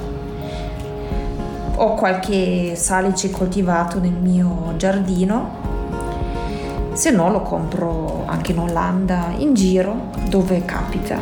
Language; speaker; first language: Italian; non-native, fluent; German